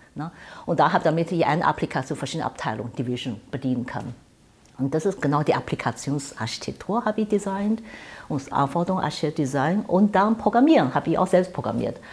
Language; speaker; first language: German; non-native, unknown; Chinese